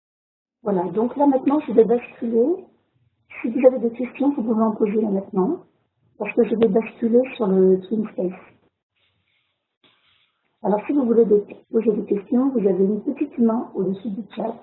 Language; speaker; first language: French; native; French